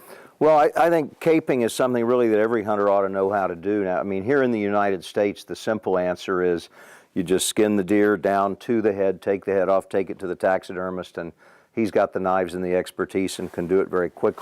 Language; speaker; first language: English; native; English